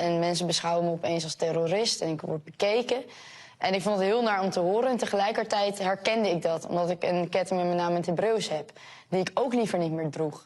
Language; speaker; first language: Dutch; native; Dutch